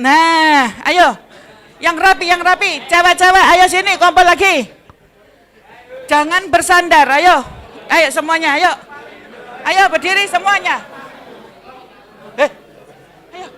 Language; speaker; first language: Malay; non-native, local second language; Javanese